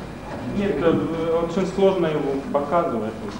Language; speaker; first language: Russian; non-native, learner; Arabic